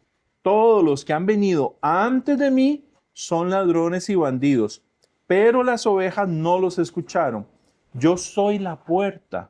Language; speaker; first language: Spanish; native; Spanish